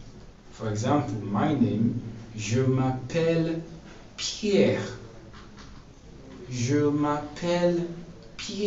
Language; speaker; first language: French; non-native, fluent; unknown